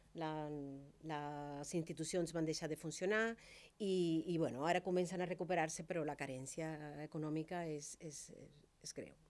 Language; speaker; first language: Catalan; non-native, fluent; Spanish